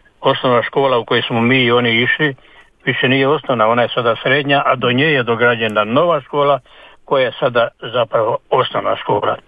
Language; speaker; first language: Croatian; native; Croatian